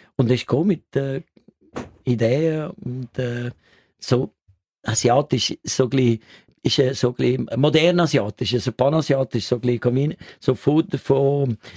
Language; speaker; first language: German; non-native, learner; Italian